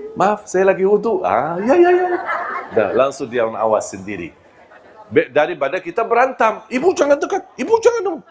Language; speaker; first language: Malay; non-native, fluent; Arabic